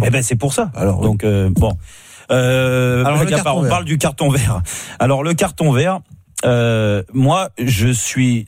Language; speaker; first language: French; native; French